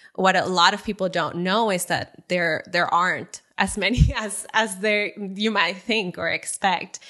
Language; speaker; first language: English; early bilingual, other home language; Spanish